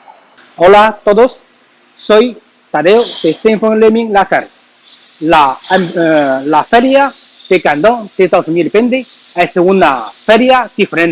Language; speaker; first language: Spanish; non-native, learner; Chinese